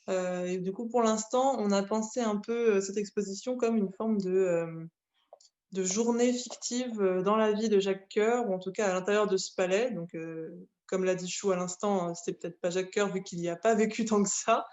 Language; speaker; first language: French; native; French